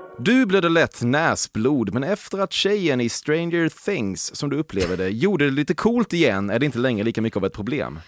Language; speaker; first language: Swedish; native; Swedish